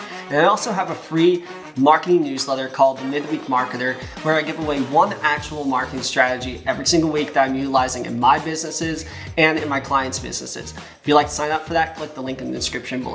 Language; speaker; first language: English; native; English